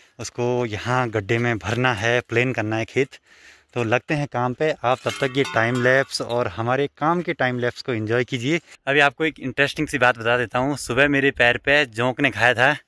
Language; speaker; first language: Hindi; native; Hindi